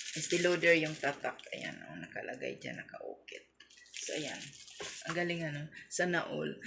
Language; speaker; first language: Filipino; non-native, local second language; Waray